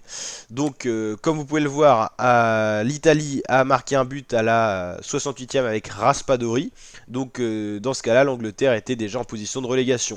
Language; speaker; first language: French; native; French